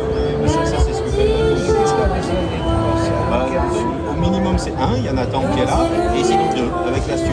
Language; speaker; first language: French; native; French